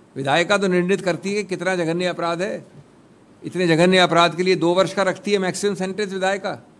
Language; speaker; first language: Hindi; native; Hindi